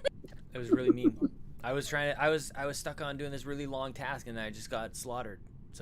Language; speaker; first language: English; native; English